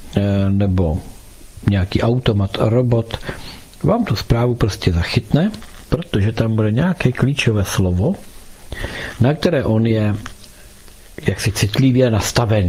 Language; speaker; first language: Czech; native; Czech